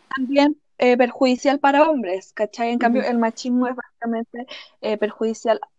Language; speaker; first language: Spanish; non-native, fluent; English